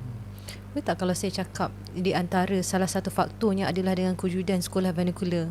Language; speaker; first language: Malay; native; Malay